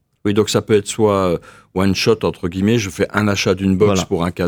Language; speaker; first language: French; native; French